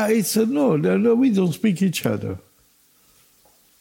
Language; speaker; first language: English; non-native, learner; Italian